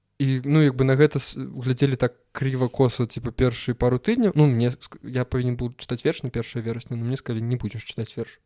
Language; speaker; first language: Belarusian; non-native, local second language; Russian